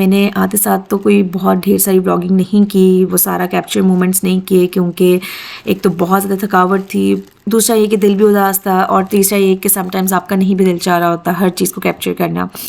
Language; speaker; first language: Urdu; native; Urdu